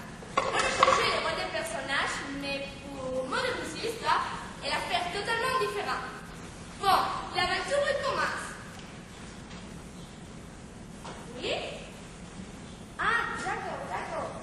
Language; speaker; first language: French; non-native, learner; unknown